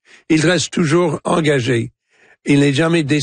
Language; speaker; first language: French; non-native, fluent; English